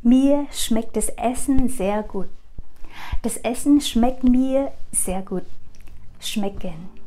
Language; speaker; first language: German; non-native, fluent; Vietnamese